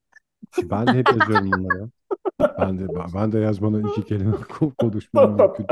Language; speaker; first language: Turkish; native; Turkish